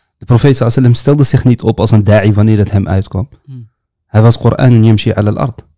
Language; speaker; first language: Dutch; early bilingual, other home language; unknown